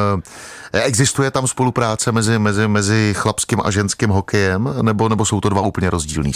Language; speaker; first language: Czech; native; Czech